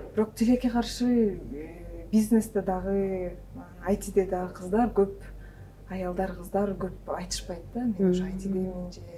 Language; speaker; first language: Kyrgyz; non-native, local second language; Russian